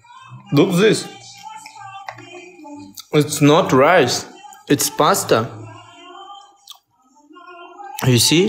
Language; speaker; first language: English; non-native, learner; Russian